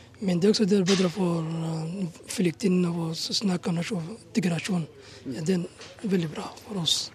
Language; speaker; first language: Norwegian; non-native, learner; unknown